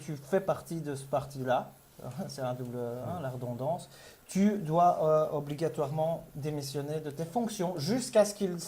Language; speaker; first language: French; native; French